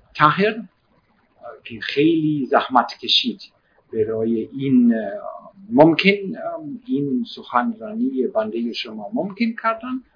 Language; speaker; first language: Persian; non-native, learner; German